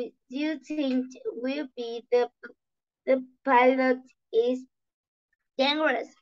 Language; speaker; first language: English; non-native, learner; Vietnamese